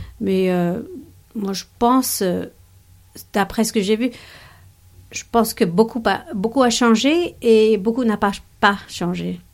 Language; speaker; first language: French; non-native, fluent; English